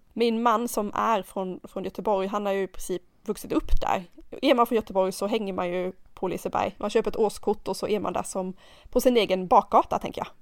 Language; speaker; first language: Swedish; native; Swedish